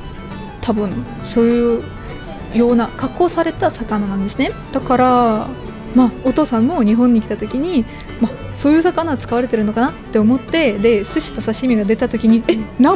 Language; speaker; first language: Japanese; non-native, fluent; Russian